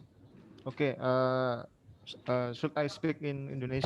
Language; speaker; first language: English; non-native, learner; Indonesian